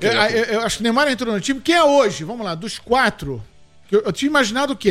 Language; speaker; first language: Portuguese; native; Portuguese